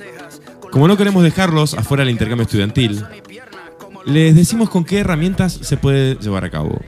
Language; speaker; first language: Spanish; native; Spanish